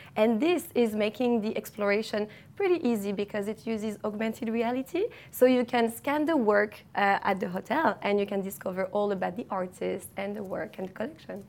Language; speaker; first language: English; non-native, fluent; French